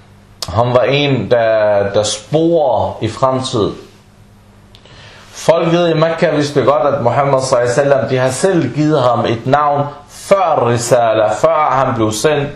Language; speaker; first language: Danish; non-native, fluent; Arabic